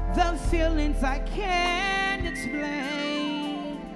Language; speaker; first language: English; native; English